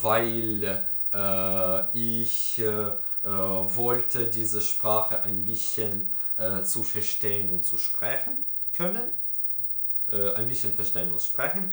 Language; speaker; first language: German; non-native, learner; Ukrainian